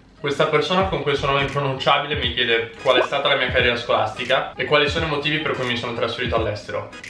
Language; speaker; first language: Italian; early bilingual, heritage; Italian